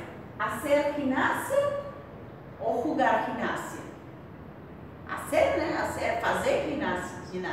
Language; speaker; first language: Spanish; non-native, fluent; Portuguese